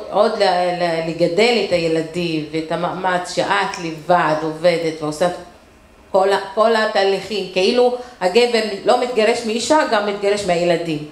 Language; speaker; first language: Hebrew; non-native, local second language; Arabic